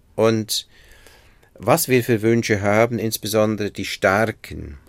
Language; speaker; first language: German; native; German